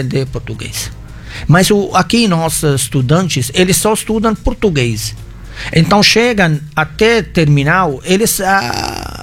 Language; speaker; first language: Portuguese; non-native, fluent; Arabic